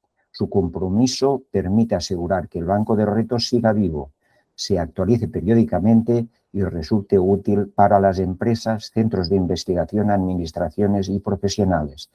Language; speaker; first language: Spanish; native; Spanish